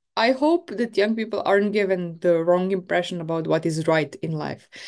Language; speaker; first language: English; non-native, fluent; Slovenian